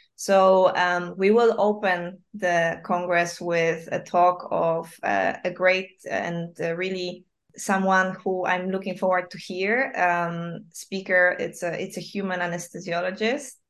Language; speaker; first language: English; non-native, fluent; Polish